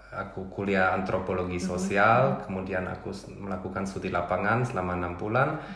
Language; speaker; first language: Indonesian; non-native, fluent; German